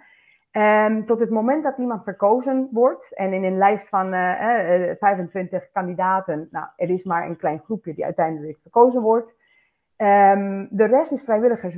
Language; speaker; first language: Dutch; non-native, fluent; Spanish